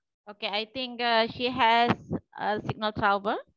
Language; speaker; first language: English; non-native, fluent; Indonesian